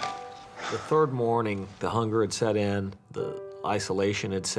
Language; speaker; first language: English; native; English